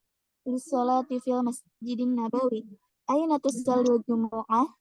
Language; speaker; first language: Arabic; non-native, learner; Indonesian